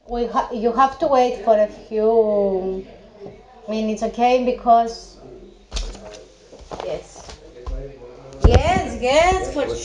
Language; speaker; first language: English; non-native, local second language; Greek